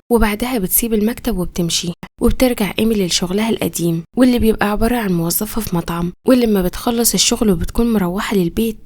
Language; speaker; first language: Arabic; native; Arabic